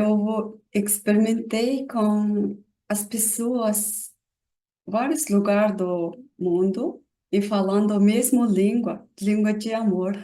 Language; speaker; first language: Portuguese; non-native, learner; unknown